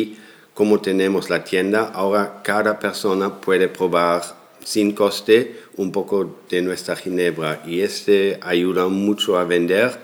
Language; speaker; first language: Spanish; non-native, fluent; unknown